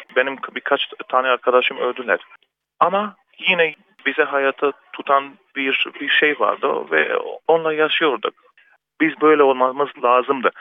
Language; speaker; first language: Turkish; early bilingual, heritage; Turkish